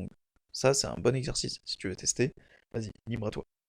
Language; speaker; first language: French; native; French